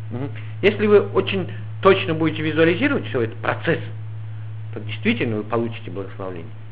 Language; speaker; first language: Russian; native; Russian